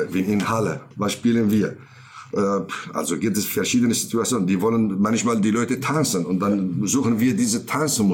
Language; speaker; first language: German; non-native, learner; Kurdish